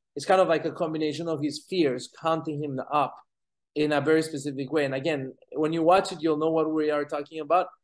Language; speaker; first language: English; non-native, fluent; Spanish